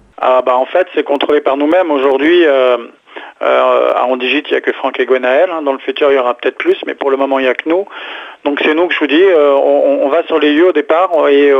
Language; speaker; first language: French; native; French